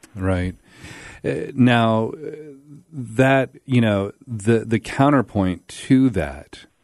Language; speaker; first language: English; native; English